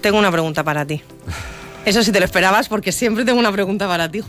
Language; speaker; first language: Spanish; native; Spanish